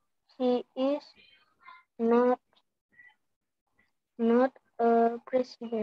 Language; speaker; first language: English; non-native, learner; Indonesian